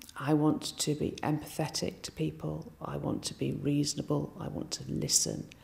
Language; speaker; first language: English; native; English